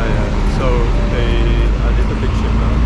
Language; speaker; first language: English; non-native, learner; Cantonese